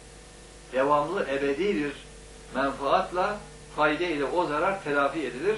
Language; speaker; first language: Turkish; native; Turkish